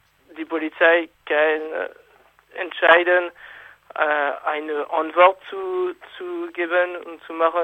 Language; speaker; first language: German; non-native, fluent; French